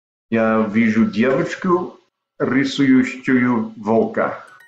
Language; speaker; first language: Russian; non-native, learner; English